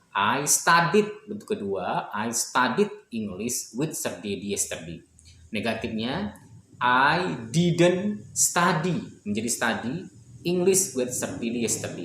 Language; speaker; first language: English; non-native, fluent; Indonesian